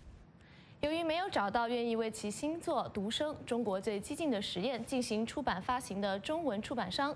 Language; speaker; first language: Chinese; native; Chinese